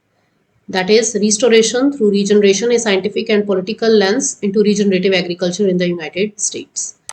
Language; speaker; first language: English; non-native, local second language; Hindi